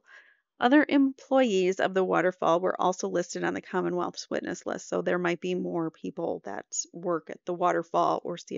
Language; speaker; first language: English; native; English